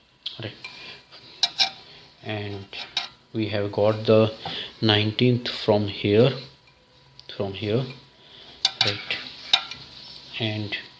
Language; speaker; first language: English; non-native, local second language; Hindi